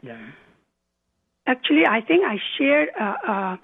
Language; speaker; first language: English; non-native, local second language; Cantonese